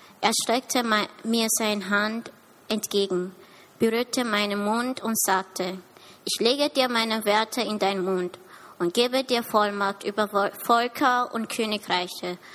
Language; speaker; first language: German; early bilingual, other home language; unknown